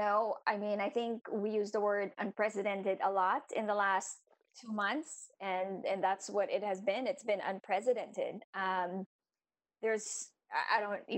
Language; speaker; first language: English; non-native, local second language; Filipino